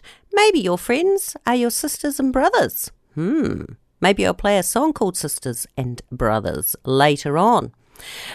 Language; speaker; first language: English; native; English